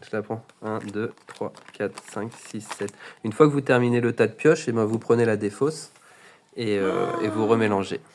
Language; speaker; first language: French; native; French